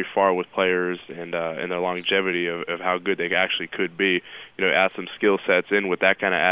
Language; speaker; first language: English; native; English